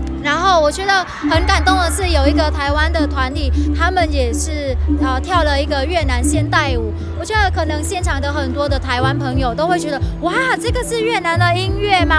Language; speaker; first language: Chinese; non-native, fluent; Vietnamese